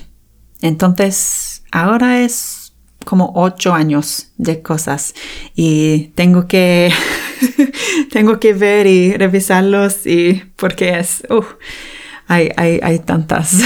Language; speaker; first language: Spanish; non-native, fluent; English